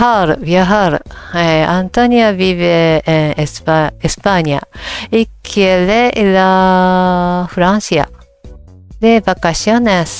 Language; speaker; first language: Spanish; non-native, learner; Japanese